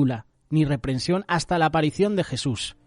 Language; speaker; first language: Spanish; native; Spanish